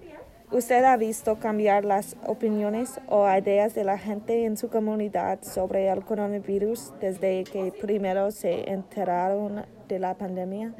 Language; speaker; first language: Spanish; non-native, learner; English